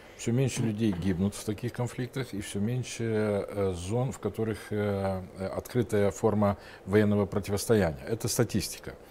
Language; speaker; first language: Russian; non-native, local second language; Romanian